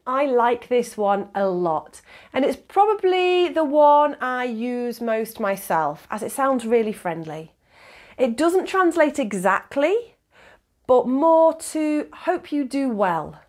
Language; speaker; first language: English; native; English